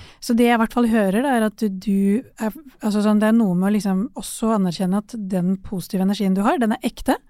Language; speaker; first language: Norwegian; early bilingual, other home language; Urdu